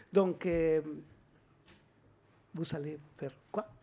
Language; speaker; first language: French; non-native, fluent; Spanish